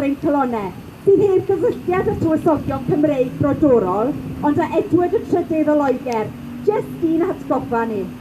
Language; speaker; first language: Welsh; native; Welsh